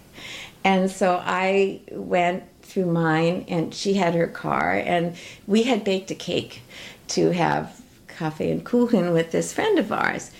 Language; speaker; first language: English; native; English